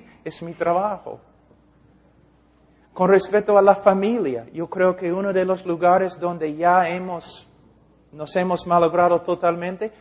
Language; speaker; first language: Spanish; non-native, fluent; English